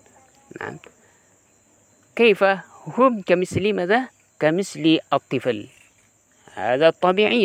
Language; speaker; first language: Arabic; non-native, fluent; Indonesian